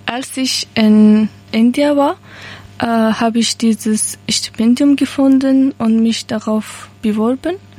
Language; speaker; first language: German; non-native, learner; Persian